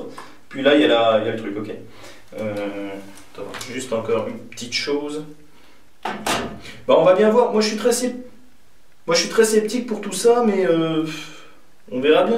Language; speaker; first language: French; native; French